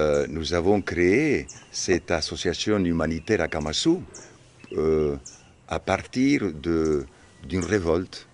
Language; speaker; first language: French; non-native, fluent; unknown